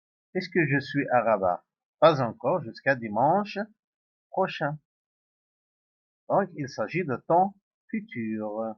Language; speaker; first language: French; non-native, local second language; Arabic